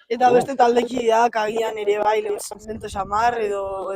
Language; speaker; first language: Basque; native; Basque